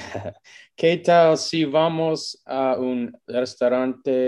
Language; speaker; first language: Spanish; non-native, learner; English